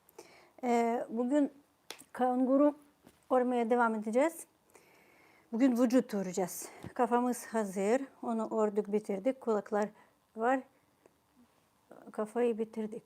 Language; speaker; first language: Turkish; non-native, fluent; Ukrainian